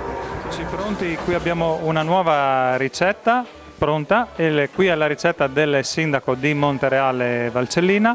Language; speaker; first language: Italian; native; Italian